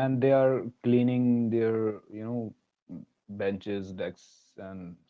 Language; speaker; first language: English; non-native, local second language; Hindi